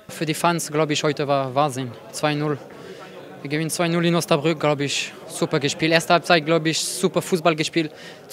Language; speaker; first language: German; non-native, fluent; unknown